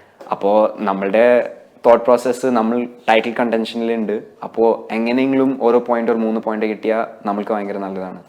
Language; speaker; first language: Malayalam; early bilingual, heritage; Malayalam